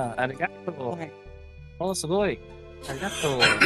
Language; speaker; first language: Japanese; early bilingual, heritage; English